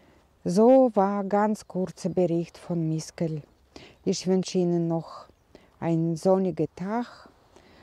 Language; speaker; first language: German; non-native, learner; Russian